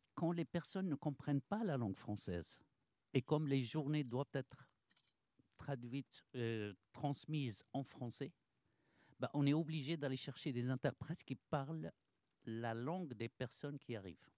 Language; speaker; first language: French; non-native, local second language; Arabic